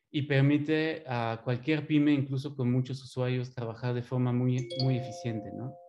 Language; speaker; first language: Spanish; non-native, fluent; French